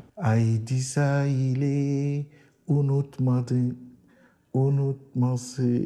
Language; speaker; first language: Turkish; non-native, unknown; Arabic